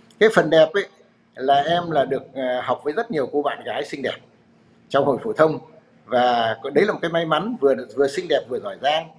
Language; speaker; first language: Vietnamese; native; Vietnamese